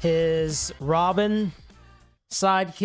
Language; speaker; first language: English; native; English